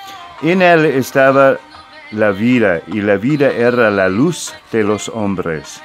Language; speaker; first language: Spanish; non-native, fluent; English